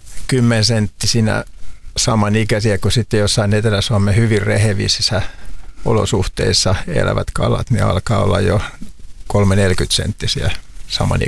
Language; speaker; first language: Finnish; native; Finnish